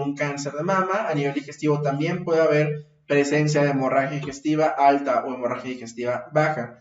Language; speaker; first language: Spanish; native; Spanish